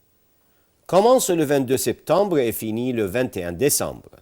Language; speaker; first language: French; non-native, fluent; Arabic